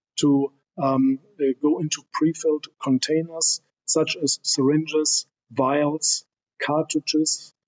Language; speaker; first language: English; non-native, fluent; German